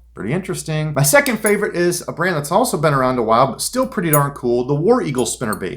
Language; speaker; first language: English; native; English